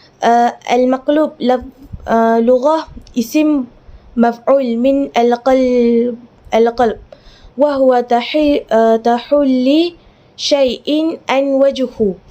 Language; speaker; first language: Arabic; non-native, learner; Malay